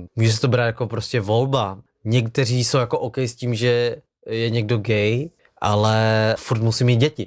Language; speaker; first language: Czech; early bilingual, other home language; Vietnamese